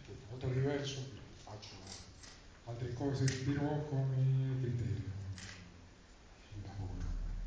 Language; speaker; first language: Italian; non-native, fluent; Spanish